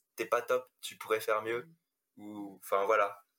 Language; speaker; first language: French; native; French